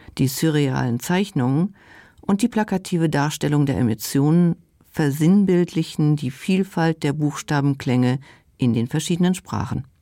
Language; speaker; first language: German; non-native, local second language; Luxembourgish